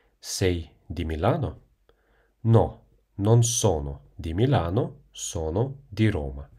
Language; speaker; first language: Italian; non-native, fluent; Russian